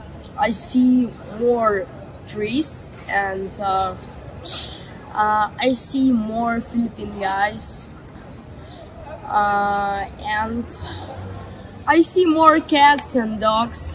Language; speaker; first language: English; non-native, learner; Russian